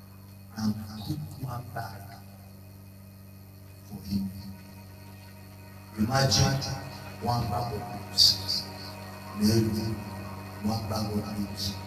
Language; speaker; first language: English; non-native, local second language; Igbo